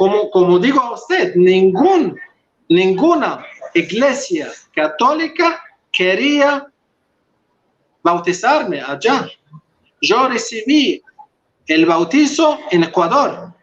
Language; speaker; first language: Spanish; non-native, local second language; Arabic